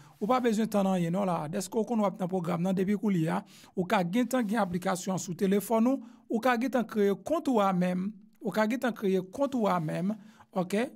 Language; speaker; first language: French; non-native, local second language; Haitian Creole